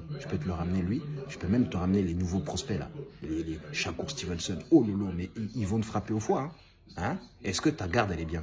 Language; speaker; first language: French; native; French